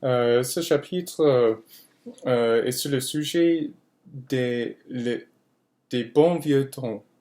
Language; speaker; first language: French; non-native, fluent; English